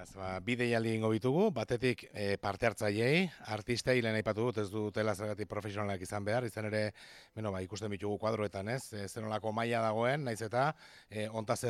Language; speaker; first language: Basque; native; Basque